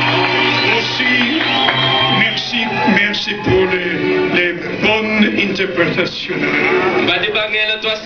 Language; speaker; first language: French; non-native, learner; German